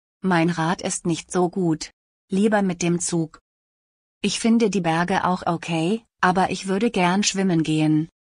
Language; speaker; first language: German; non-native, fluent; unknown